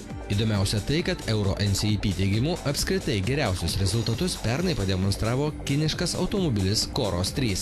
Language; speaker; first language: Lithuanian; native; Lithuanian